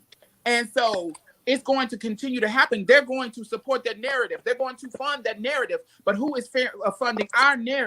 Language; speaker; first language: English; native; English